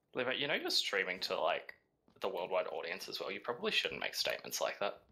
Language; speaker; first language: English; native; English